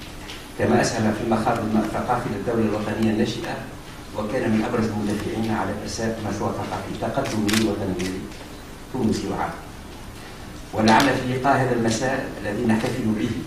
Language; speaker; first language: Arabic; native; Arabic